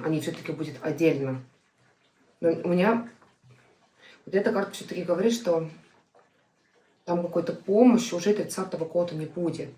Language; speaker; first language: Russian; non-native, fluent; Estonian